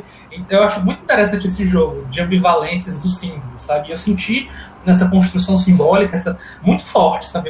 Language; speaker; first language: Portuguese; native; Portuguese